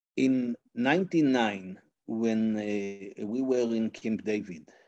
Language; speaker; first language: English; non-native, fluent; Hebrew